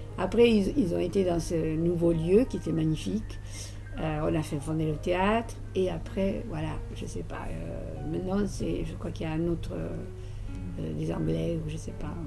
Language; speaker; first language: French; non-native, fluent; Spanish